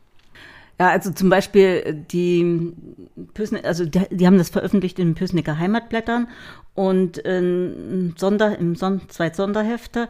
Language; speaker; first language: German; native; German